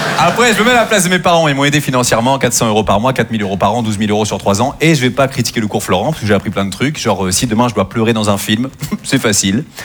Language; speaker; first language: French; native; French